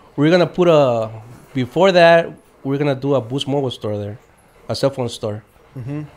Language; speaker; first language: English; native; English